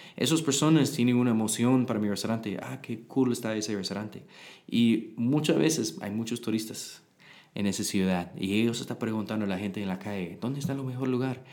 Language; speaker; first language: Spanish; non-native, learner; English